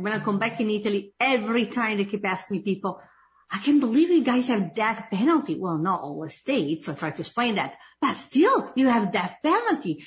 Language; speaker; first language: English; non-native, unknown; Italian